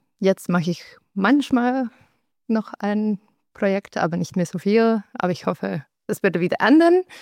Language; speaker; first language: German; non-native, local second language; Dutch